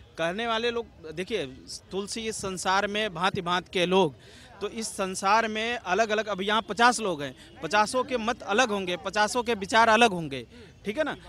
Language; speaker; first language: Hindi; native; Hindi